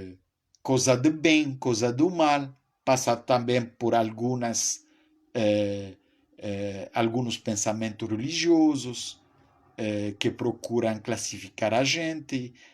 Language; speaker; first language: Portuguese; non-native, fluent; French